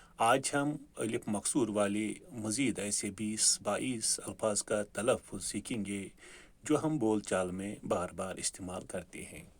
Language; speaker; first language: Urdu; non-native, local second language; Kashmiri